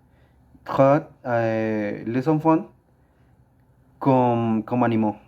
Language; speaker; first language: French; non-native, learner; Spanish